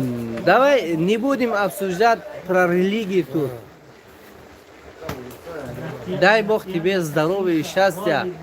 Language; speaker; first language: Russian; non-native, local second language; Tajik